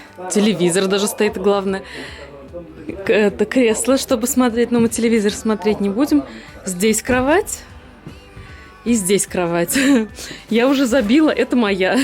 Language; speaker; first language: Russian; native; Russian